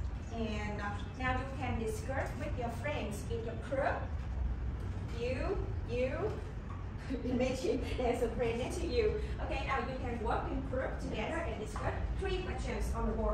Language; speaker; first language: English; non-native, learner; Vietnamese